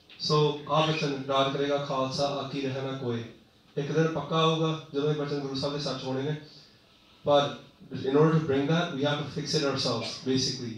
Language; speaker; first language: Punjabi; early bilingual, heritage; Punjabi